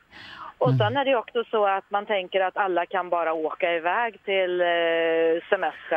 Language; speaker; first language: Swedish; native; Swedish